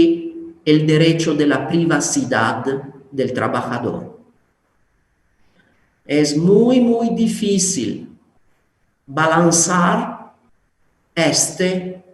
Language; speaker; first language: Spanish; non-native, fluent; Italian